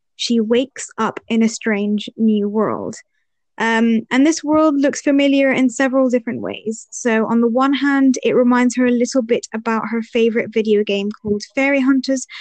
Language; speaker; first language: English; early bilingual, other home language; Arabic